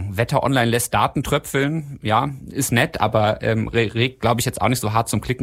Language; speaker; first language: German; native; German